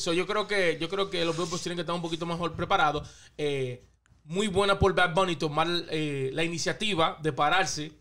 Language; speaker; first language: Spanish; early bilingual, heritage; Spanish